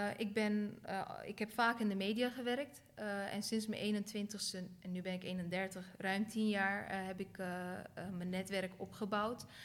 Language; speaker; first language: Dutch; early bilingual, other home language; Turkish